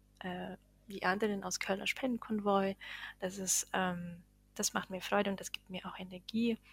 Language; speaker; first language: German; non-native, fluent; Bosnian